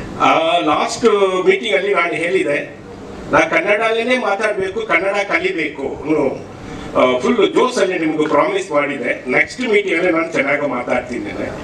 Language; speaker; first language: Kannada; non-native, learner; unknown